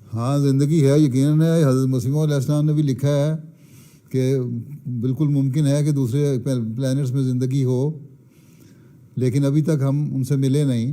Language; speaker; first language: Urdu; native; Urdu